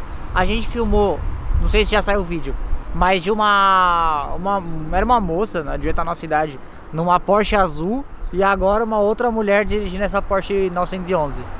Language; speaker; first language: Portuguese; native; Portuguese